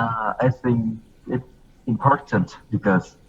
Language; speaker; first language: English; non-native, learner; Vietnamese